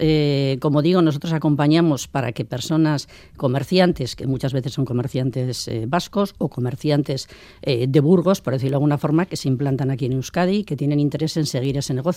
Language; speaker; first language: Spanish; native; Spanish